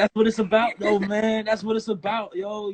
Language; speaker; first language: English; native; English